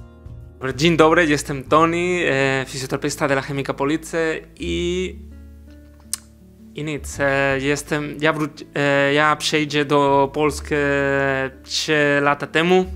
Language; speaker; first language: Polish; non-native, learner; Spanish